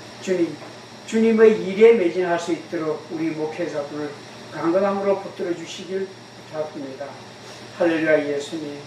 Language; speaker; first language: Korean; native; Korean